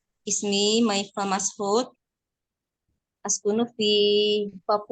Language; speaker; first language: Arabic; non-native, learner; Indonesian